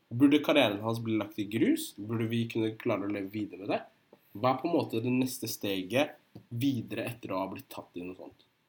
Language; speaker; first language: Norwegian; native; Norwegian